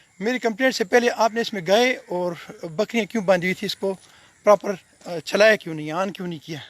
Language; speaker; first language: Urdu; non-native, local second language; Pashto